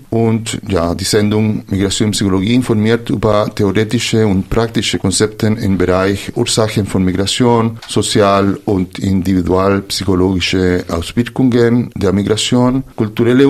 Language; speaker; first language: German; non-native, fluent; Spanish